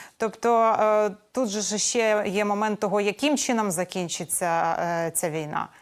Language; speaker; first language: Ukrainian; native; Ukrainian